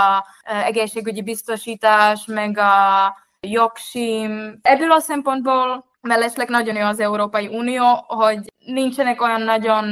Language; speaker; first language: Hungarian; non-native, fluent; Czech